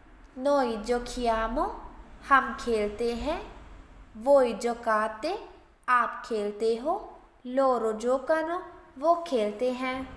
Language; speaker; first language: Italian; non-native, fluent; Urdu